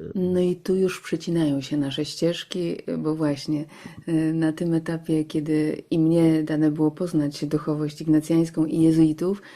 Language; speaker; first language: Polish; native; Polish